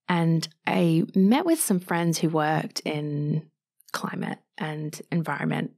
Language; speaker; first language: English; native; English